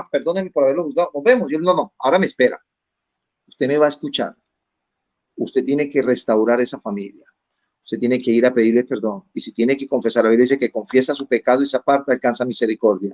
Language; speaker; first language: Spanish; native; Spanish